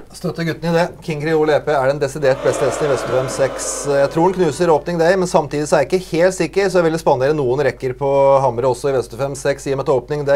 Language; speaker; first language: Norwegian; native; Norwegian